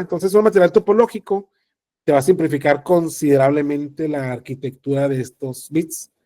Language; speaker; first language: Spanish; native; Spanish